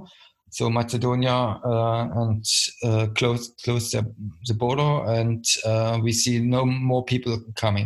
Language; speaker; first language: English; non-native, fluent; German